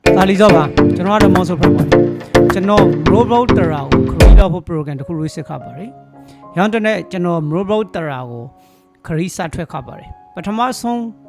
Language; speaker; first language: Burmese; native; Burmese